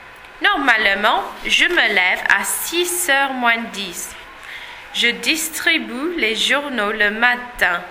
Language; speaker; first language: French; non-native, learner; English